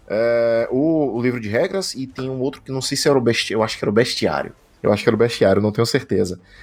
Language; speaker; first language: Portuguese; native; Portuguese